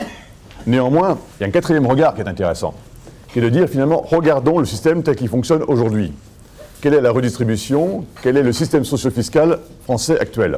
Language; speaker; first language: French; native; French